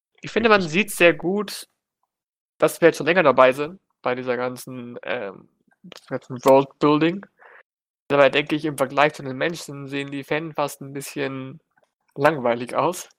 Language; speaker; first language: German; native; German